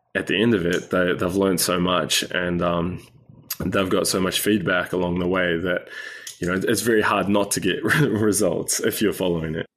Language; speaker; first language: English; native; English